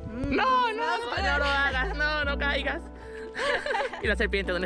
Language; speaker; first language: Spanish; native; Spanish